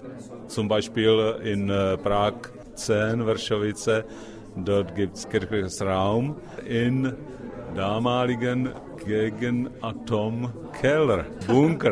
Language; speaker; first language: German; non-native, fluent; Czech